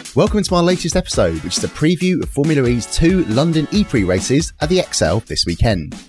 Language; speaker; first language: English; native; English